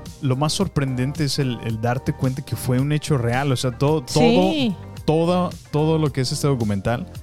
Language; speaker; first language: Spanish; native; Spanish